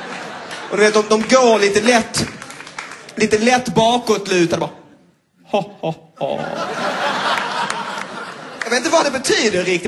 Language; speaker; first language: Swedish; native; Swedish